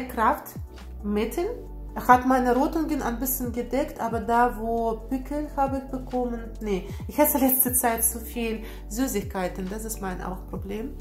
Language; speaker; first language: German; non-native, fluent; Russian